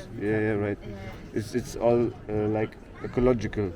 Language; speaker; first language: English; non-native, fluent; German